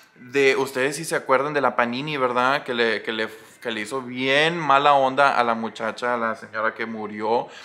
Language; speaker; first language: Spanish; early bilingual, heritage; Spanish